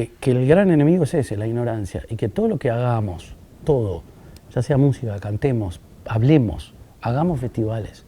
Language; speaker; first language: Spanish; native; Spanish